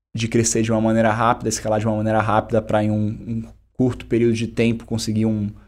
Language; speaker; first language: Portuguese; native; Portuguese